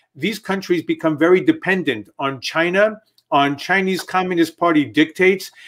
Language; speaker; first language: English; native; English